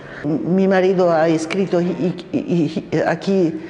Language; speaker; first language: Spanish; non-native, fluent; German